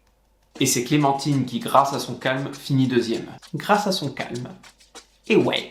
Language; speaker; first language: French; native; French